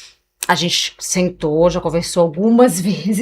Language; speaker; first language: Portuguese; native; Portuguese